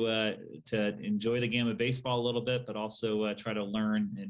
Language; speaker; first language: English; native; English